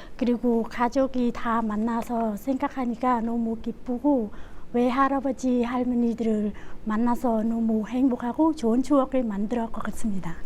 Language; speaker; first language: Korean; non-native, learner; Khmer